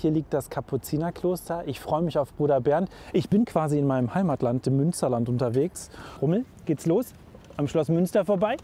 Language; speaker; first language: German; native; German